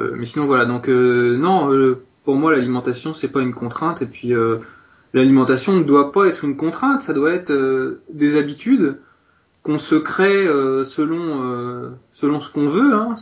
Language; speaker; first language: French; native; French